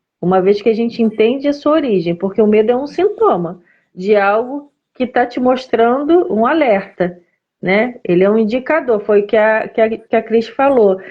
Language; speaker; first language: Portuguese; native; Portuguese